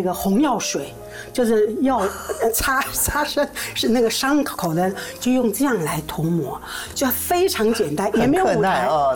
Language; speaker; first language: Chinese; non-native, local second language; Min Nan Chinese